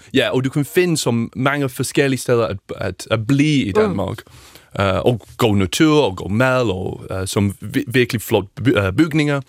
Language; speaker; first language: Danish; non-native, learner; English